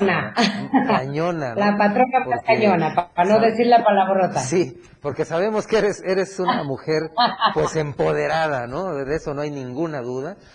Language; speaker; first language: Spanish; native; Spanish